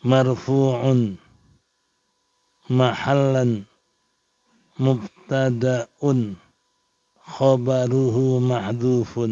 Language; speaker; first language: Arabic; non-native, fluent; Indonesian